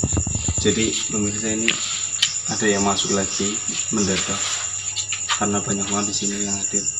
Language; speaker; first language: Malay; non-native, local second language; Javanese